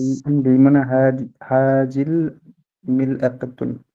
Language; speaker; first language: Arabic; non-native, learner; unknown